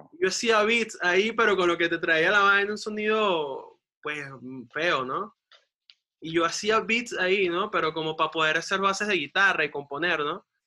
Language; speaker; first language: Spanish; native; Spanish